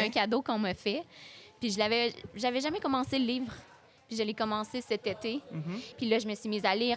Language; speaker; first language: French; native; French